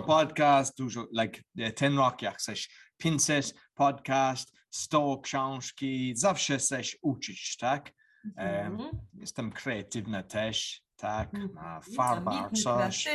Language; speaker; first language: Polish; non-native, learner; English